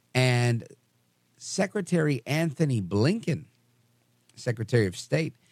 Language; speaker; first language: English; native; English